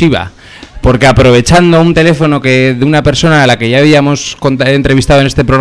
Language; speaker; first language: Spanish; native; Spanish